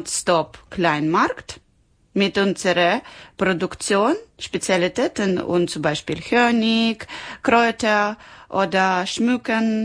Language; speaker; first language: German; non-native, learner; Ukrainian